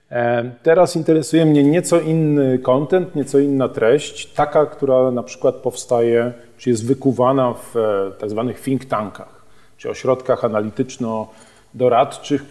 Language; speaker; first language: Polish; native; Polish